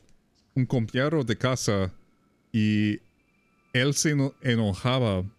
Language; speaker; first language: Spanish; non-native, fluent; English